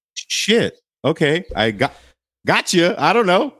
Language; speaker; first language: English; native; English